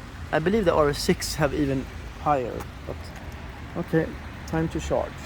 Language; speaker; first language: English; non-native, fluent; Swedish